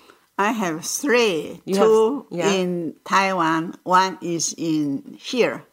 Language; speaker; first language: English; non-native, learner; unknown